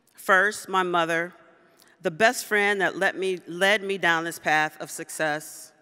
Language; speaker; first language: English; native; English